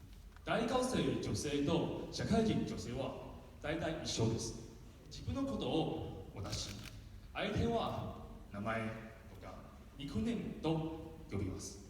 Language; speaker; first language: Japanese; non-native, learner; Min Nan Chinese